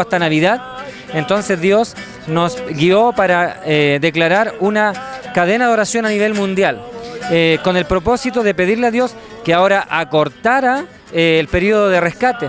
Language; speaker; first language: Spanish; native; Spanish